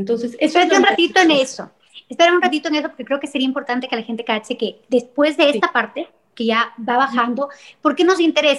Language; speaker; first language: Spanish; native; Spanish